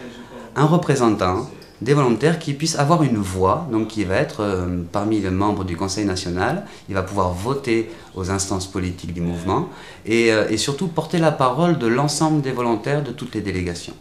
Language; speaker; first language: French; native; French